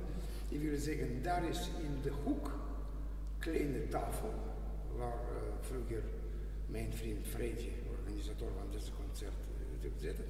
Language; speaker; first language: Dutch; non-native, learner; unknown